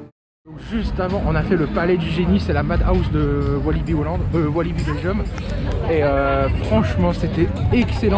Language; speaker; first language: French; native; French